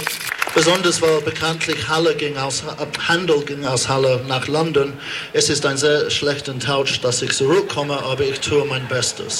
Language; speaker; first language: German; non-native, fluent; English